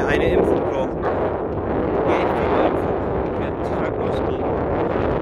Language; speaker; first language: German; early bilingual, other home language; Turkish